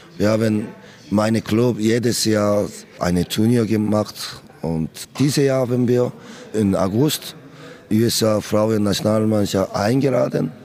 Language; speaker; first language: German; non-native, learner; Korean